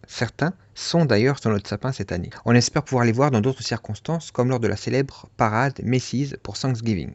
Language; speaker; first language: French; native; French